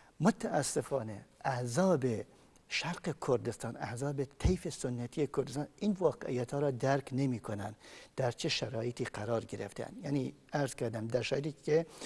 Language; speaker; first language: Persian; non-native, local second language; Kurdish